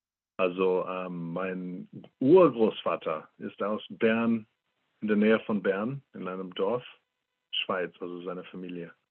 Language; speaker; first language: German; non-native, fluent; English